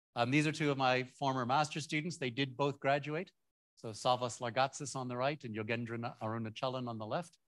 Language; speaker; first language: English; native; English